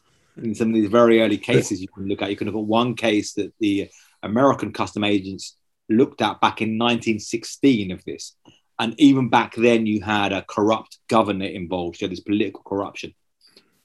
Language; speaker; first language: English; native; English